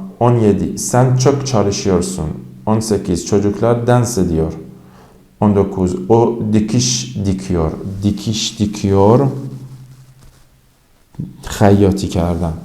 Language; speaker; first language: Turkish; non-native, fluent; Persian